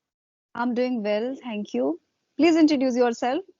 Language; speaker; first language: English; non-native, fluent; Hindi